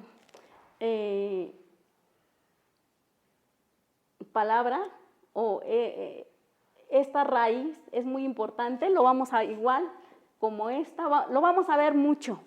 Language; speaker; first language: Spanish; non-native, local second language; Mixtepec Mixtec